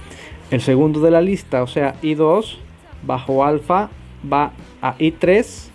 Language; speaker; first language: Spanish; native; Spanish